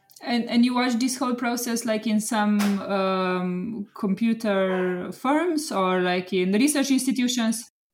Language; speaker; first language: English; non-native, fluent; Slovenian